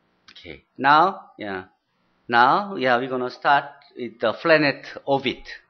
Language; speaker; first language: English; non-native, fluent; Korean